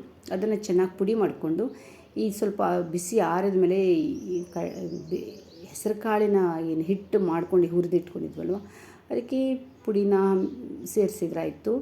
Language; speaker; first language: Kannada; native; Kannada